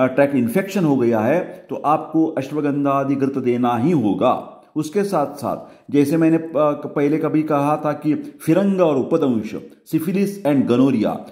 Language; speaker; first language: Hindi; non-native, local second language; Marathi